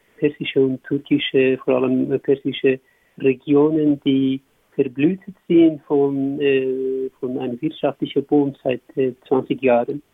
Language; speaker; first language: German; non-native, learner; Kurdish